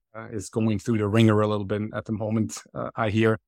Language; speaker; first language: English; non-native, fluent; German